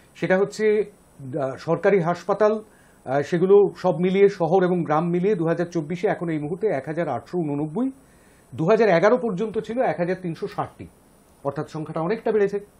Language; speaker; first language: Bangla; native; Bangla